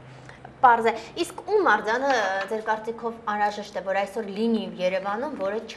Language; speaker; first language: Armenian; native; Armenian